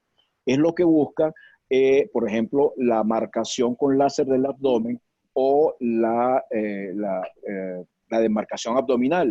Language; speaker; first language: Spanish; native; Spanish